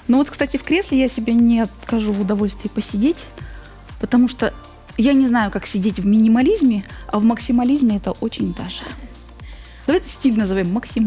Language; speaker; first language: Russian; native; Russian